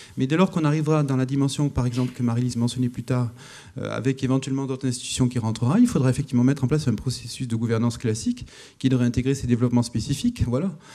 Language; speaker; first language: French; native; French